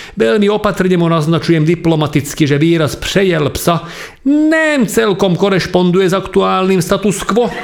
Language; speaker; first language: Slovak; non-native, local second language; Hungarian